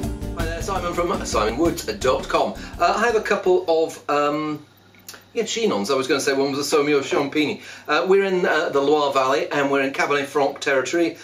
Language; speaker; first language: English; native; English